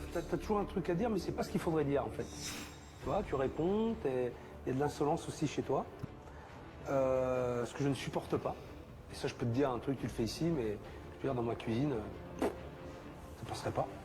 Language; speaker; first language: French; native; French